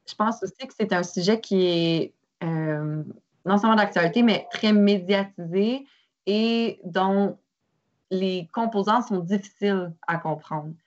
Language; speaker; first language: French; native; French